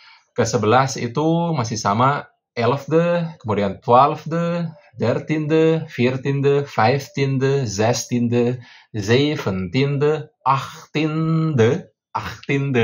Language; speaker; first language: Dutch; non-native, fluent; Indonesian